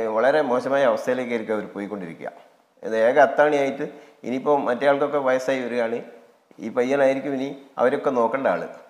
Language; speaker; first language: Malayalam; native; Malayalam